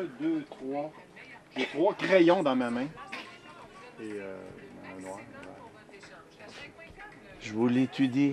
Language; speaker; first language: French; native; French